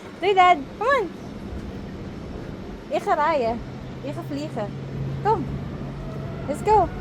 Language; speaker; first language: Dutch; non-native, learner; Filipino